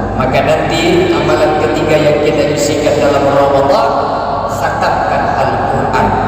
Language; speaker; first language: Malay; non-native, local second language; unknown